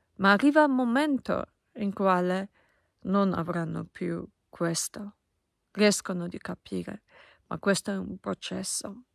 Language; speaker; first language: Italian; non-native, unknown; Polish